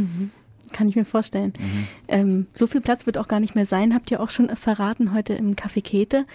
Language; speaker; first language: German; native; German